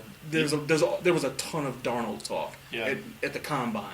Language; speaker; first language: English; native; English